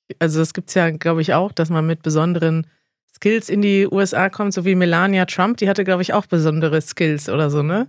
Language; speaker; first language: German; native; German